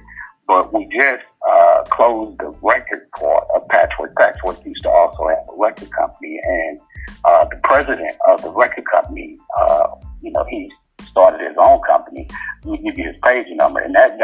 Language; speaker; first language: English; native; English